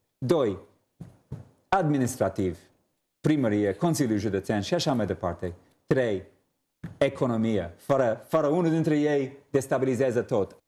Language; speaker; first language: Romanian; non-native, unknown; English